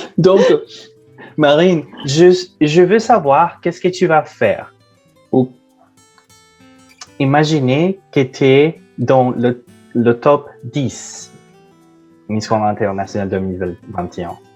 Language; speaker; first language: French; non-native, fluent; Spanish